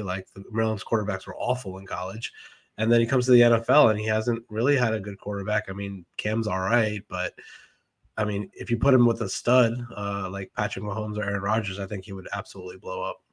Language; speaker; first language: English; native; English